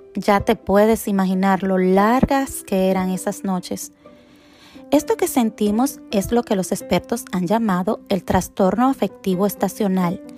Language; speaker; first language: Spanish; native; Spanish